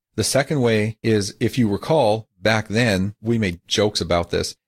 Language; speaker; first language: English; native; English